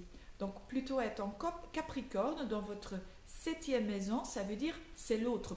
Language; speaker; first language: French; non-native, local second language; Dutch